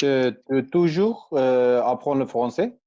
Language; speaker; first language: French; non-native, learner; Kurdish